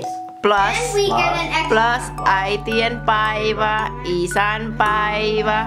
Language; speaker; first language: Finnish; non-native, learner; Indonesian